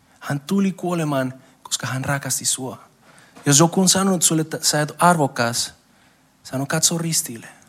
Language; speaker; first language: Finnish; non-native, fluent; Spanish